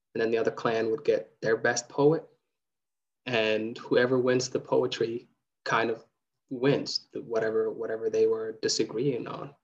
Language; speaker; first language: English; early bilingual, other home language; Somali